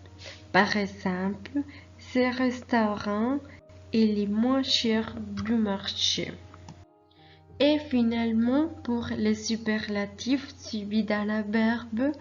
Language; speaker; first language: French; non-native, fluent; Spanish